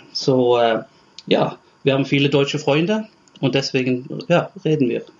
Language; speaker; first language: German; non-native, fluent; Norwegian